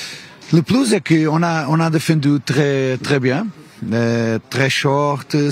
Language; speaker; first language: French; non-native, learner; Portuguese